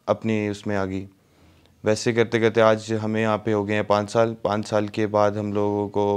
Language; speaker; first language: Hindi; native; Hindi